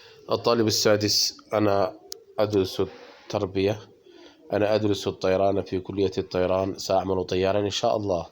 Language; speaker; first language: Arabic; non-native, fluent; Somali